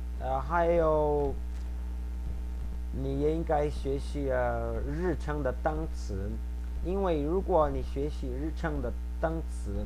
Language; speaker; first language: Chinese; non-native, fluent; Portuguese